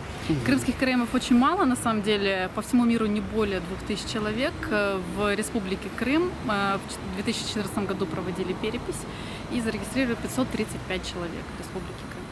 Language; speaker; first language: Russian; native; Russian